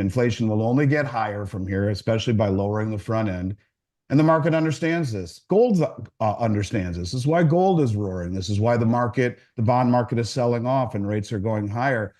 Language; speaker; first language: English; native; English